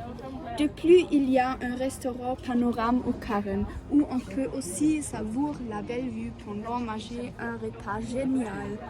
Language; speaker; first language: French; non-native, learner; German